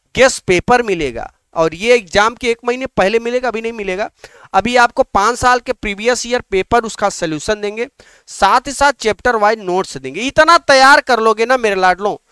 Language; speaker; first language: Hindi; native; Hindi